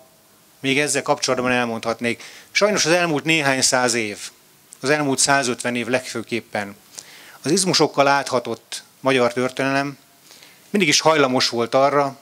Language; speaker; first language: Hungarian; native; Hungarian